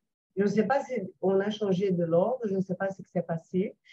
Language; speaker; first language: French; non-native, fluent; Portuguese